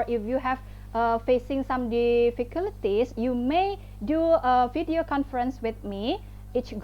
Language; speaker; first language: English; non-native, fluent; Indonesian